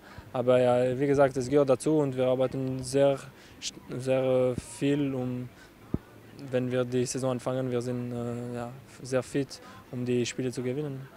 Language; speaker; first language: German; non-native, local second language; French